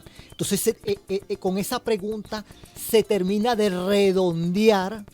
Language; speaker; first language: Spanish; native; Spanish